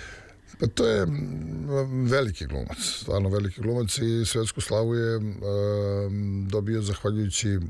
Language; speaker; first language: Serbian; native; Serbian